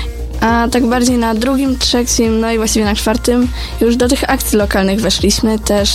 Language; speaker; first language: Polish; native; Polish